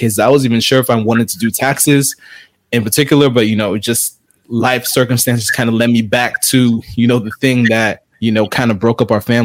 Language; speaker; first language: English; native; English